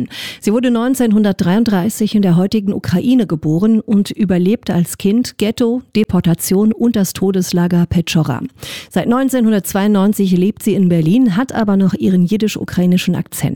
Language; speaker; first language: German; native; German